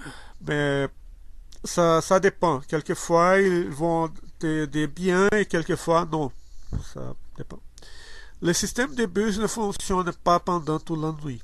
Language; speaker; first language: French; non-native, learner; Portuguese